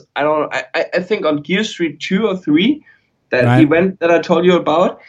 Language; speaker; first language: English; non-native, fluent; German